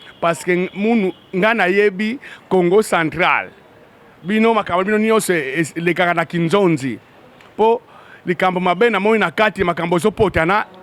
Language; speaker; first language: Lingala; non-native, local second language; Kongo